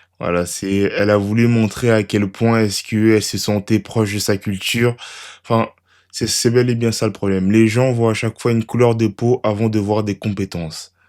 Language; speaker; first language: French; native; French